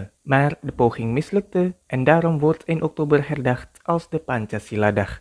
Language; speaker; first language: Dutch; non-native, fluent; Indonesian